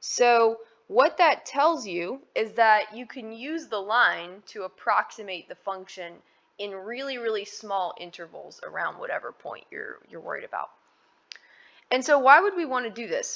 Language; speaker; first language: English; native; English